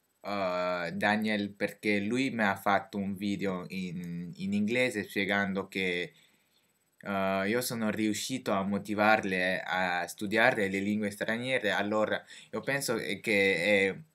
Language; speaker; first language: Italian; non-native, learner; French